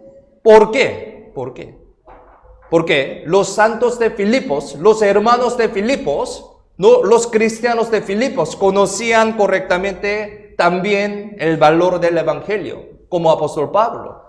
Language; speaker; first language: Spanish; non-native, fluent; Korean